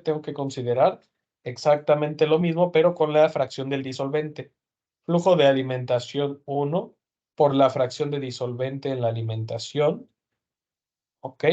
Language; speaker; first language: Spanish; native; Spanish